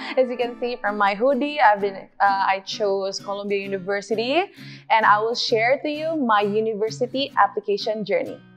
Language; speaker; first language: English; non-native, fluent; Indonesian